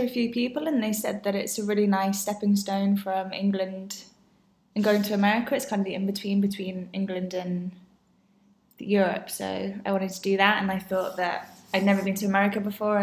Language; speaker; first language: English; native; English